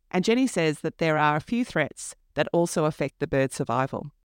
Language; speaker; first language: English; native; English